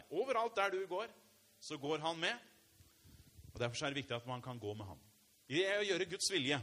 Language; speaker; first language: Norwegian; native; Norwegian